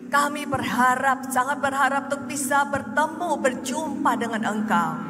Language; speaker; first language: Indonesian; native; Indonesian